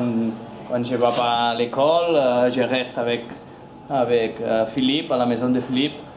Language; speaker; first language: French; non-native, learner; Spanish